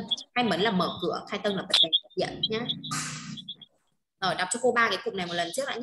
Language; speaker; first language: Vietnamese; native; Vietnamese